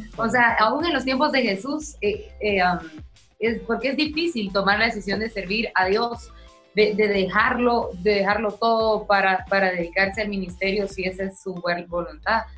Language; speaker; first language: Spanish; native; Spanish